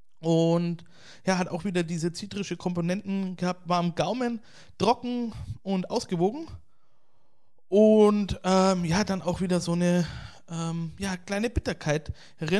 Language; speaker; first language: German; native; German